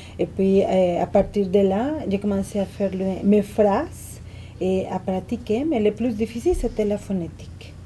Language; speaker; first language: French; non-native, fluent; Spanish